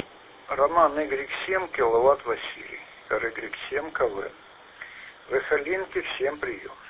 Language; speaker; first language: Russian; native; Russian